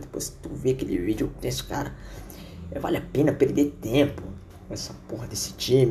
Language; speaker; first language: Portuguese; native; Portuguese